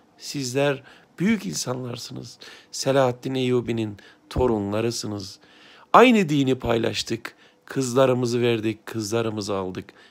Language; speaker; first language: Turkish; native; Turkish